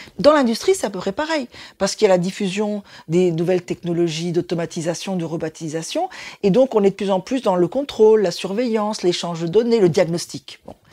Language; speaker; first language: French; native; French